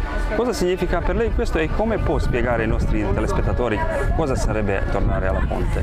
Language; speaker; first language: Italian; non-native, fluent; Croatian